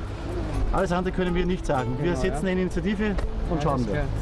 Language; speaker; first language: German; native; German